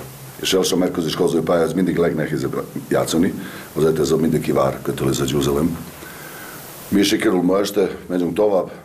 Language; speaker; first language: Hungarian; non-native, learner; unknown